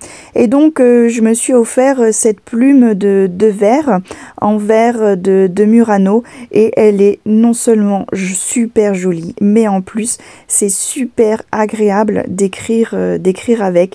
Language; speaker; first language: French; native; French